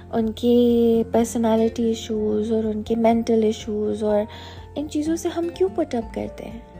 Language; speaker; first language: Hindi; native; Hindi